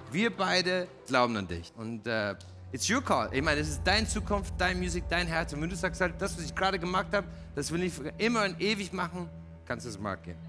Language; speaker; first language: German; non-native, fluent; English